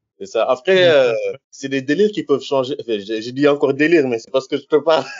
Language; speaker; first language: French; non-native, local second language; Wolof